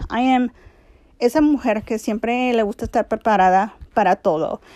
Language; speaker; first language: Spanish; early bilingual, heritage; Spanish